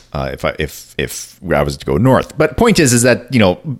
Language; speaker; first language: English; native; English